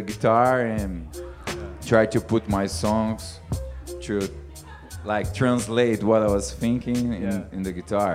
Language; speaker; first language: English; non-native, fluent; Portuguese